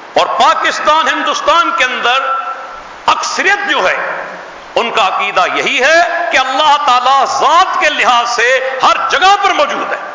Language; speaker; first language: Urdu; non-native, local second language; Sindhi